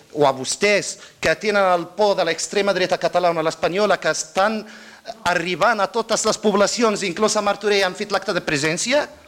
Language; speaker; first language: Catalan; non-native, fluent; Arabic